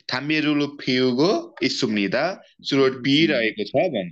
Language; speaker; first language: Korean; non-native, fluent; Nepali